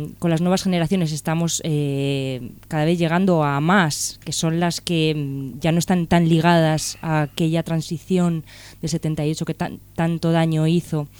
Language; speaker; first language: Spanish; native; Spanish